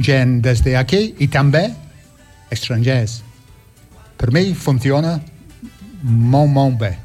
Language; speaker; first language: Catalan; non-native, learner; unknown